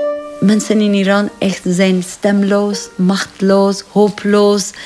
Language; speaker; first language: Dutch; non-native, fluent; Persian